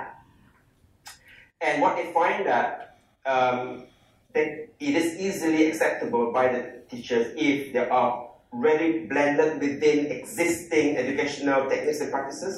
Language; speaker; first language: English; non-native, local second language; Malay